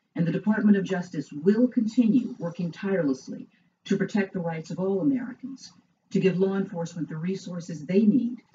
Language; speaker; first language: English; native; English